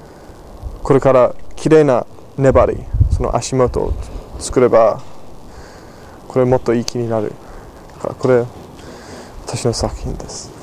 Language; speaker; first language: Japanese; non-native, fluent; English